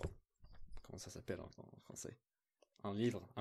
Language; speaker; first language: French; non-native, fluent; English